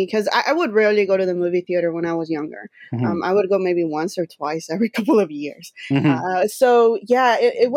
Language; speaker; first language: English; native; English